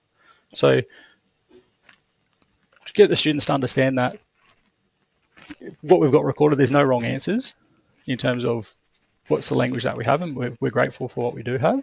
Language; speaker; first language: English; native; English